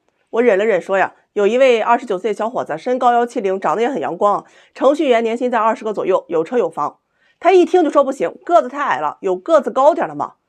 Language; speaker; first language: Chinese; native; Chinese